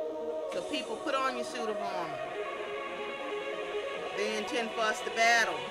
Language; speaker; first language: English; native; English